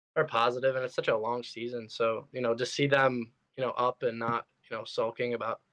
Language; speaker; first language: English; native; English